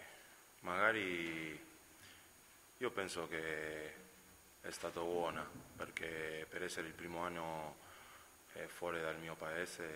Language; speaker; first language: Italian; non-native, fluent; Spanish